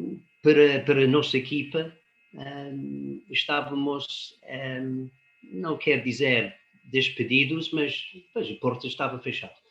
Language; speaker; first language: Portuguese; non-native, fluent; English